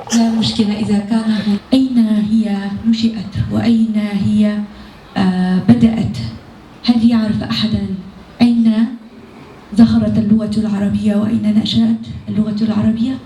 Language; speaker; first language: Arabic; non-native, fluent; Indonesian